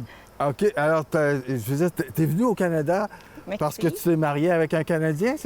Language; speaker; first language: French; native; French